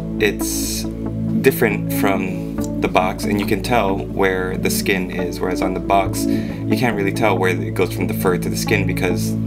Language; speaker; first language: English; native; English